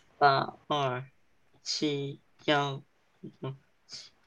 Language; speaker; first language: Chinese; early bilingual, heritage; Chinese